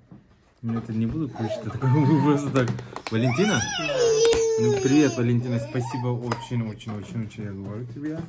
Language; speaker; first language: Russian; non-native, learner; Turkish